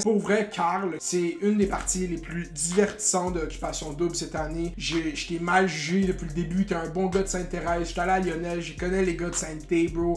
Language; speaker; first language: French; native; French